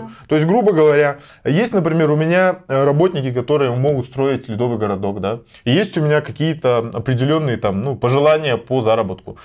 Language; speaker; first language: Russian; native; Russian